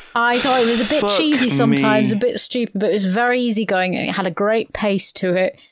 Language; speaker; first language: English; native; English